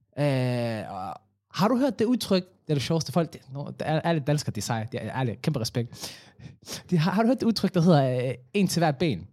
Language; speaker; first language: Danish; early bilingual, other home language; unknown